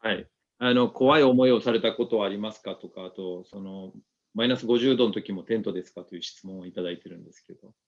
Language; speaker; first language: Japanese; native; Japanese